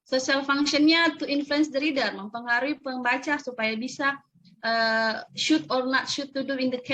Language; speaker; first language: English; non-native, local second language; Indonesian